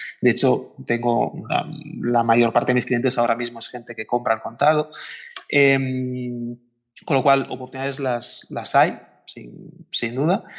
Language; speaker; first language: Spanish; non-native, fluent; Italian